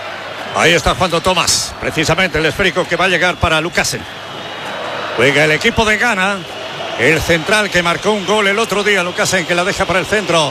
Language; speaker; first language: Spanish; native; Spanish